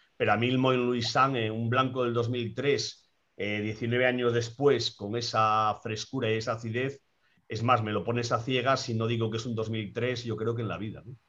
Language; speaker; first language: Spanish; native; Spanish